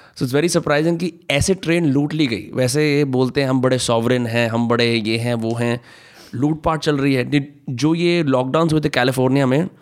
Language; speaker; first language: Hindi; native; Hindi